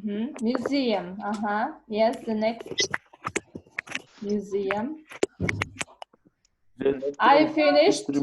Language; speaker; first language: English; non-native, learner; Kazakh